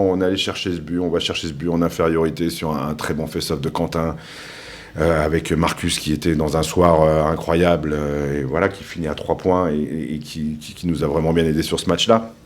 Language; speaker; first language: French; native; French